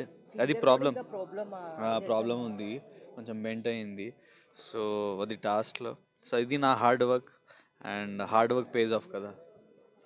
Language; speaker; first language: Telugu; non-native, local second language; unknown